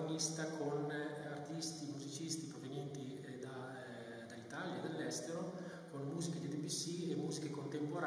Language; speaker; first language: Italian; native; Italian